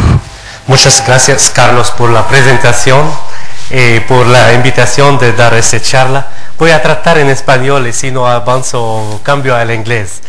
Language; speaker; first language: Spanish; non-native, fluent; Arabic